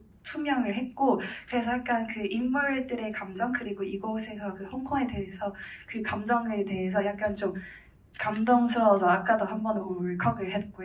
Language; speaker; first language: Korean; non-native, fluent; Cantonese